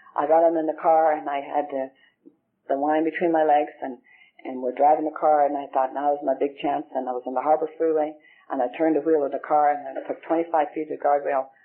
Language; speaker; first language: English; native; English